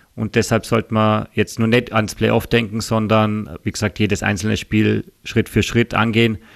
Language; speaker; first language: German; native; German